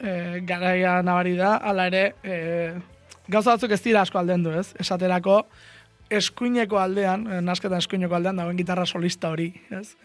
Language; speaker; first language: Basque; native; Basque